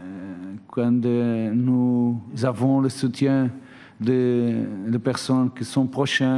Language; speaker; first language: French; non-native, learner; Portuguese